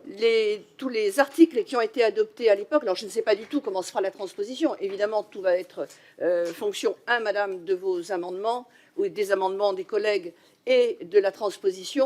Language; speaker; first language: French; native; French